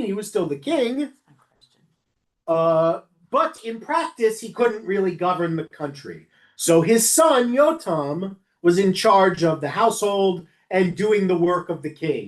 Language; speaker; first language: English; native; English